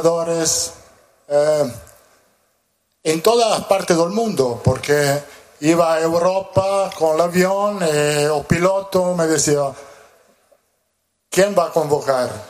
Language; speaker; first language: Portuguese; non-native, learner; Italian